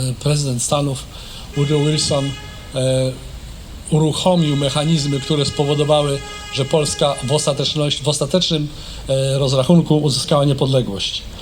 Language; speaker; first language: Polish; native; Polish